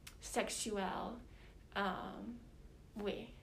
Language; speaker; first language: French; non-native, learner; English